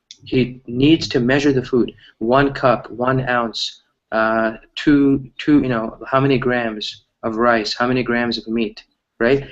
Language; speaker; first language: English; early bilingual, other home language; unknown